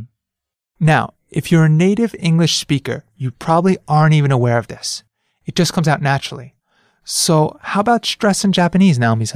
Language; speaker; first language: English; native; English